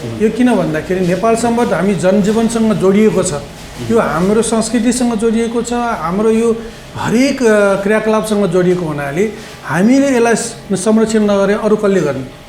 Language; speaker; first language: Nepali; non-native, local second language; Newari